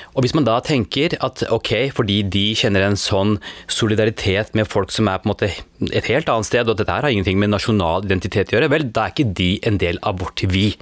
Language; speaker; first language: Norwegian; early bilingual, other home language; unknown